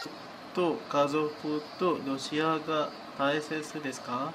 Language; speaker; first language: Japanese; non-native, learner; Malay